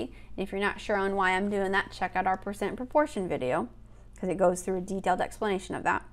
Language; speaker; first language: English; native; English